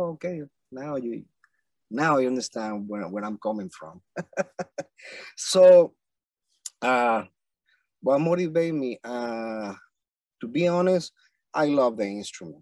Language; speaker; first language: English; non-native, fluent; Spanish